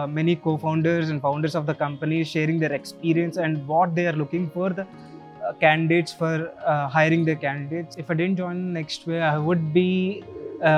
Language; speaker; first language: English; non-native, local second language; Telugu